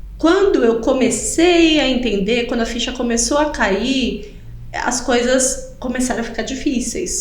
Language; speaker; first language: Portuguese; native; Portuguese